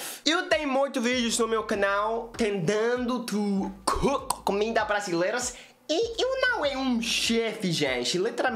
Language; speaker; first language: Portuguese; non-native, learner; English